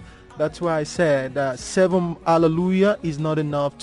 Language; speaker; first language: English; non-native, local second language; Yoruba